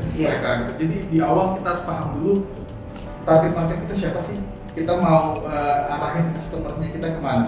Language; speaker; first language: Indonesian; native; Indonesian